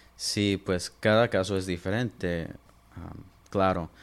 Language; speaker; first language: Spanish; early bilingual, heritage; Spanish